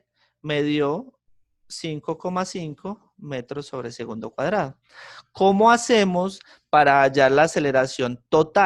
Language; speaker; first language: Spanish; native; Spanish